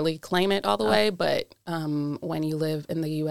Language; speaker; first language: English; native; English